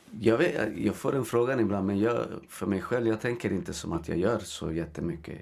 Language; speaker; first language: Swedish; early bilingual, other home language; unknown